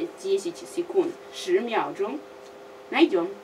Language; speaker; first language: Russian; non-native, learner; Chinese